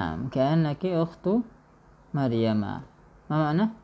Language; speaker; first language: Arabic; non-native, fluent; Indonesian